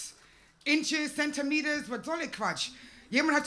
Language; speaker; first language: German; non-native, fluent; English